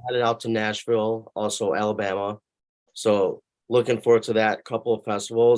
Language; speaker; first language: English; native; English